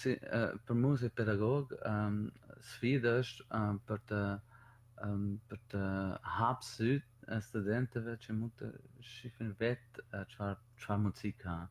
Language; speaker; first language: Albanian; non-native, learner; German